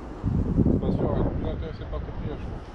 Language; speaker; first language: French; native; French